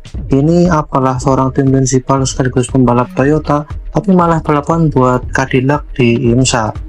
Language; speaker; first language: Indonesian; native; Indonesian